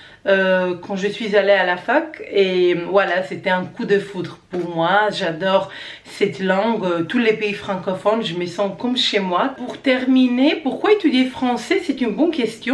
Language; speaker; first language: French; non-native, fluent; Croatian